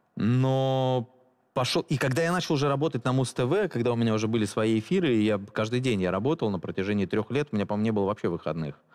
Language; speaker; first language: Russian; native; Russian